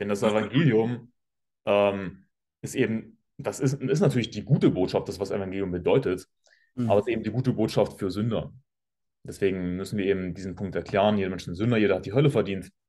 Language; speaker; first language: German; native; German